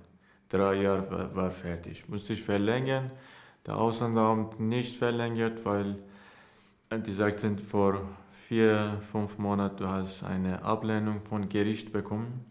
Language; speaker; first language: German; non-native, learner; Persian